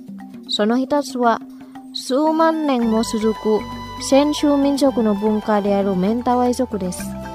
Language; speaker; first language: Japanese; non-native, fluent; Indonesian